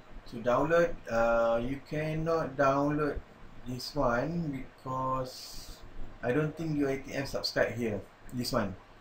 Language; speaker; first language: English; non-native, local second language; Malay